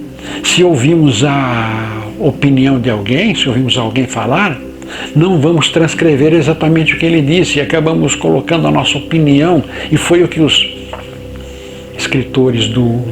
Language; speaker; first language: Portuguese; native; Portuguese